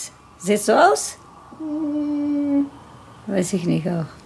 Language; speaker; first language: German; non-native, learner; Kurdish